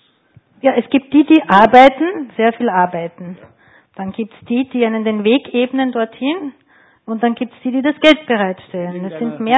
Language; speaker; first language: German; native; German